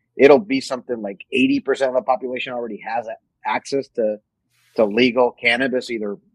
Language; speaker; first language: English; non-native, fluent; Spanish